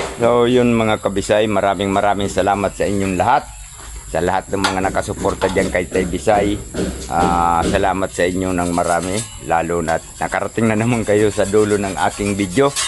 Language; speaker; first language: Filipino; non-native, local second language; Cebuano